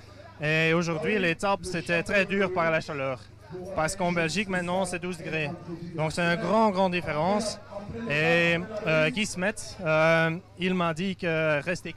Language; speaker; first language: French; non-native, learner; Dutch